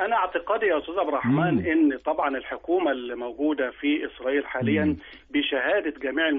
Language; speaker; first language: Arabic; native; Arabic